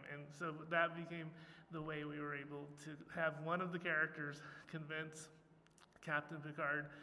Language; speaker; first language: English; native; English